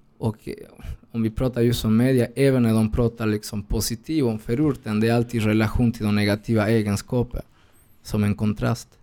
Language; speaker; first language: Swedish; non-native, fluent; Spanish